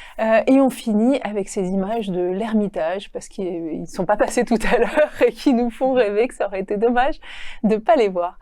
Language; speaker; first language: French; native; French